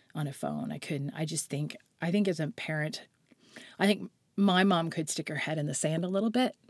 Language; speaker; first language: English; native; English